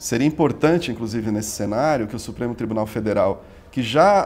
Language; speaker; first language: Portuguese; native; Portuguese